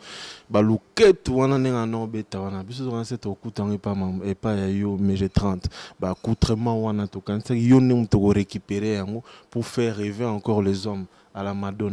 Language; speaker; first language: French; non-native, local second language; Lingala